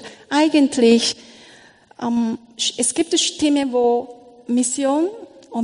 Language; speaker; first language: German; non-native, learner; Korean